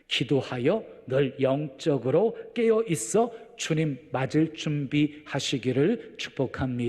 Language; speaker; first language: Korean; native; Korean